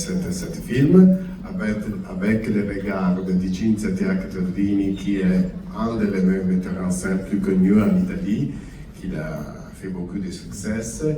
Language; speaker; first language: French; non-native, learner; Italian